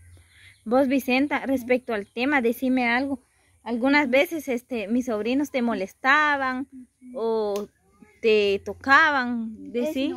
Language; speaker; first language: Spanish; native; Spanish